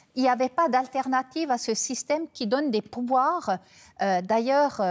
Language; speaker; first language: French; non-native, fluent; German